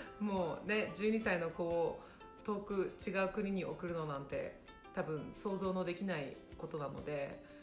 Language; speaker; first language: Japanese; early bilingual, other home language; Hindi